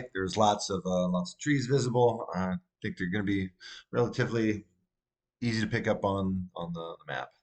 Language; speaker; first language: English; native; English